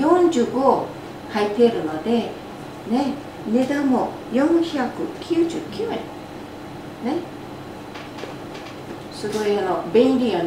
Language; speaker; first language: Japanese; non-native, fluent; Portuguese